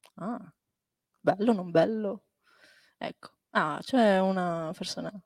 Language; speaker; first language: Italian; early bilingual, other home language; Chinese